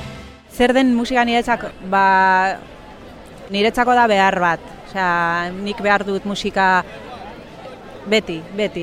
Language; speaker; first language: Basque; non-native, local second language; Spanish